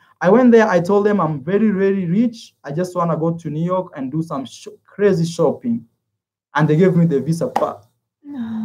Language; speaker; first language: English; non-native, fluent; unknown